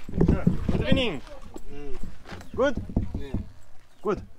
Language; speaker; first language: English; non-native, learner; French